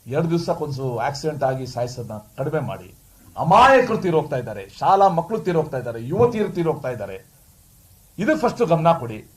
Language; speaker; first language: Kannada; native; Kannada